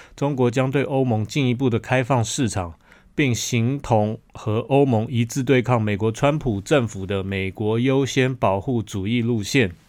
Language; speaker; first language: Chinese; native; Chinese